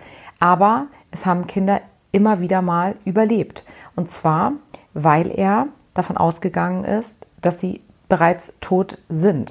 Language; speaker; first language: German; native; German